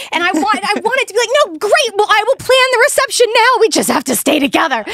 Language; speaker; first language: English; native; English